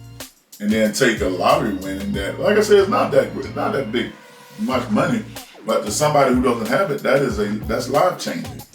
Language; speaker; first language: English; native; English